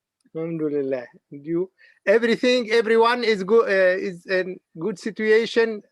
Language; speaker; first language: English; non-native, learner; Arabic